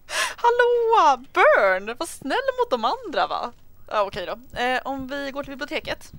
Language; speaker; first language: Swedish; native; Swedish